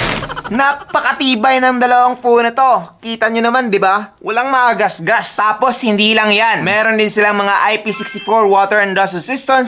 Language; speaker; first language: Filipino; native; Filipino